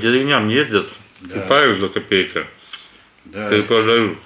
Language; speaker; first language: Russian; native; Russian